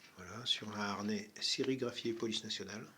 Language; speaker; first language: French; native; French